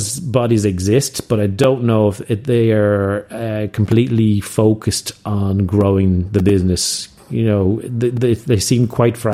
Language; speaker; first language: English; native; English